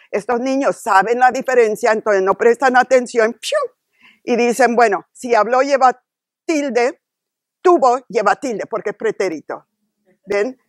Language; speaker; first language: Spanish; early bilingual, heritage; Spanish